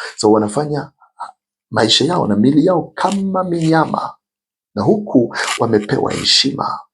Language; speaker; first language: Swahili; native; Swahili